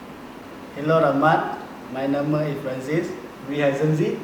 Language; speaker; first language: German; non-native, learner; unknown